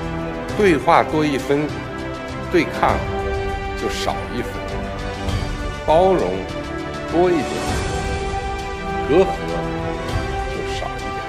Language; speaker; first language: Chinese; native; Chinese